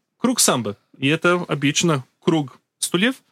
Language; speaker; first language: Russian; non-native, learner; Portuguese